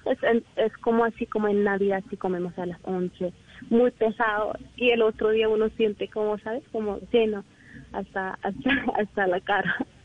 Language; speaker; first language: Spanish; non-native, learner; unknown